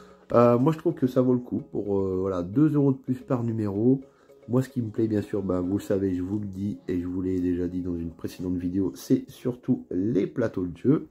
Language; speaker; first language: French; native; French